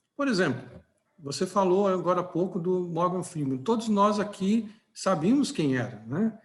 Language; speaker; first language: Portuguese; native; Portuguese